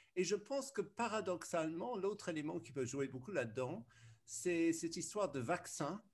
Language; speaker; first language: French; early bilingual, other home language; English